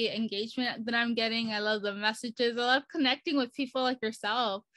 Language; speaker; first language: English; early bilingual, other home language; Spanish